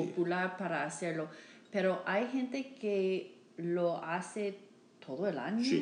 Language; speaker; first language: Spanish; non-native, learner; English